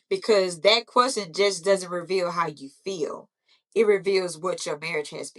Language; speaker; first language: English; native; English